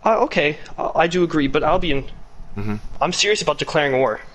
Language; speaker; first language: English; native; English